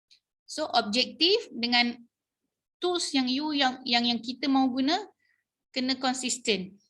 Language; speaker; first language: Malay; native; Malay